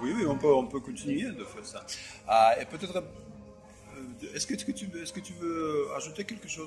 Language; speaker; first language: French; non-native, fluent; Russian